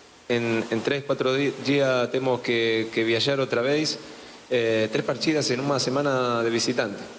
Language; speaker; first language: Spanish; non-native, learner; Portuguese